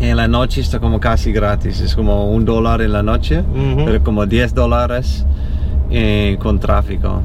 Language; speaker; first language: Spanish; non-native, learner; English